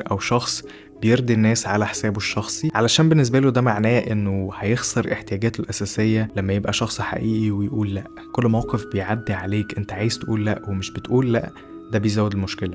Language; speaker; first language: Arabic; native; Arabic